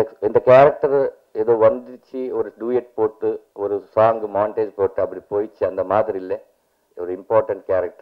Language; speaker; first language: Tamil; non-native, learner; Telugu